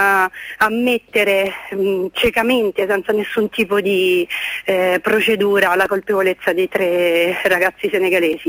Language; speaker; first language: Italian; native; Italian